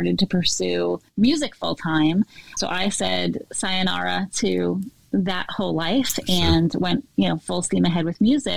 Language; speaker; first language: English; native; English